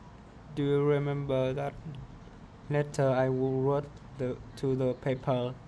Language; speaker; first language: English; non-native, learner; Vietnamese